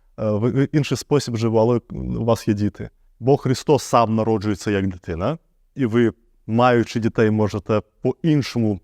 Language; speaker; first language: Ukrainian; native; Ukrainian